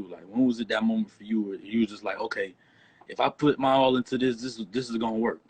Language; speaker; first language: English; native; English